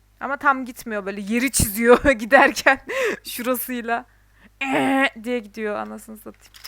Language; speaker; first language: Turkish; native; Turkish